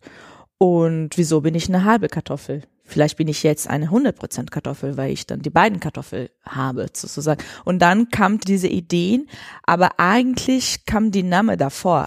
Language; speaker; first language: German; non-native, fluent; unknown